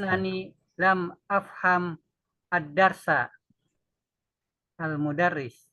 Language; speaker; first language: Arabic; non-native, learner; Indonesian